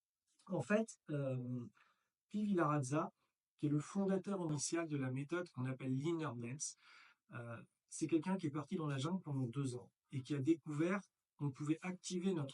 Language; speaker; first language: French; native; French